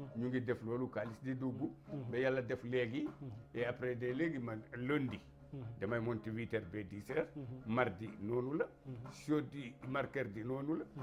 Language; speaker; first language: Wolof; non-native, local second language; Bambara